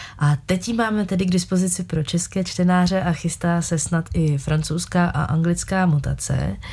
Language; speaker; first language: Czech; native; Czech